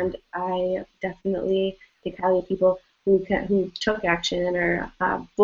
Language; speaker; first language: English; native; English